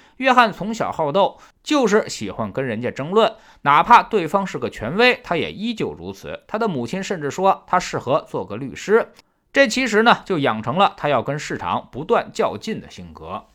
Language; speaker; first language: Chinese; native; Chinese